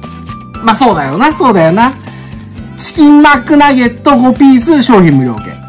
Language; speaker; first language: Japanese; native; Japanese